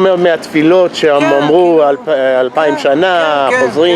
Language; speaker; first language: Hebrew; non-native, fluent; English